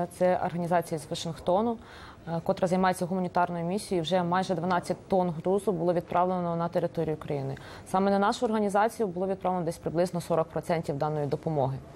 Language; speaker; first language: Ukrainian; native; Ukrainian